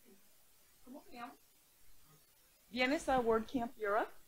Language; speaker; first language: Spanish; non-native, learner; English